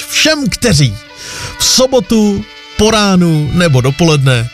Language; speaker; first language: Czech; native; Czech